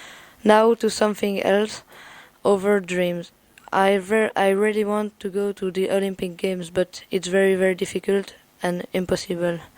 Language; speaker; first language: English; non-native, learner; French